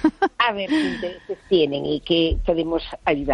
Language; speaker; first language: Spanish; native; Spanish